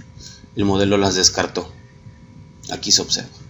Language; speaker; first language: Spanish; native; Spanish